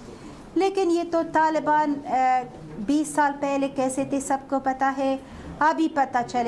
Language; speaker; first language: Hindi; non-native, fluent; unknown